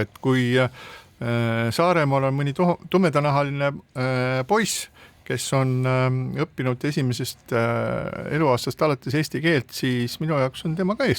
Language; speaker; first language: Estonian; native; Estonian